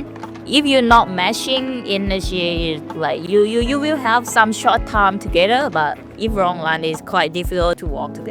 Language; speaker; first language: English; non-native, learner; Thai